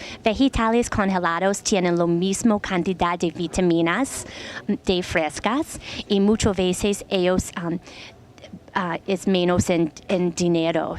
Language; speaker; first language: Spanish; non-native, learner; English